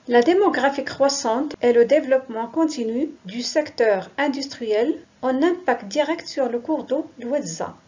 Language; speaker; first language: French; non-native, local second language; Arabic